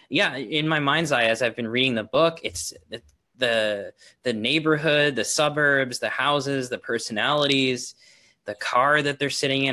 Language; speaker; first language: English; native; English